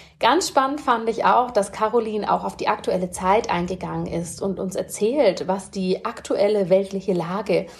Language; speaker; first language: German; native; German